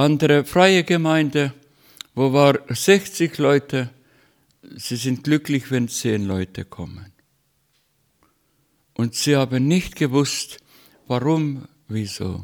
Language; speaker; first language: German; non-native, learner; Estonian